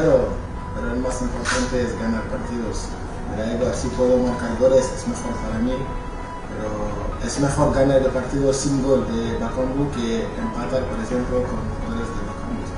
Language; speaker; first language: Spanish; non-native, fluent; French